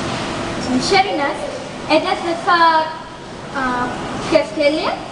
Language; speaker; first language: French; non-native, learner; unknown